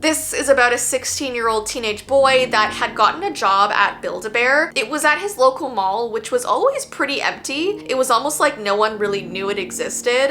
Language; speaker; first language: English; native; English